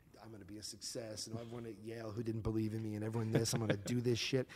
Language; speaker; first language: English; native; English